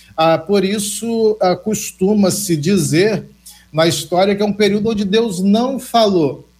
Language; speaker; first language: Portuguese; native; Portuguese